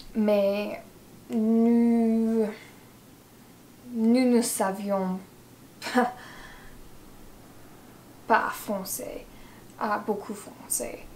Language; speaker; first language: French; non-native, learner; English